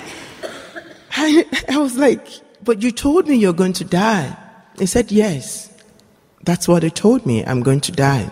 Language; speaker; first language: English; non-native, local second language; Yoruba